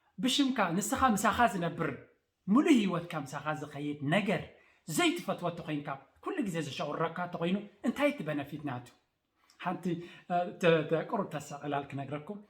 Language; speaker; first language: Tigrinya; native; Tigrinya